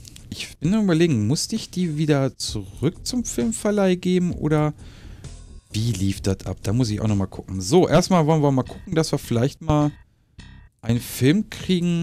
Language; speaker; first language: German; native; German